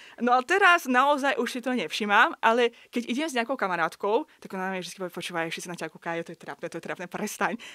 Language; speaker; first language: Slovak; non-native, fluent; Russian